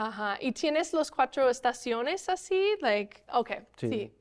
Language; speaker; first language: Spanish; non-native, learner; English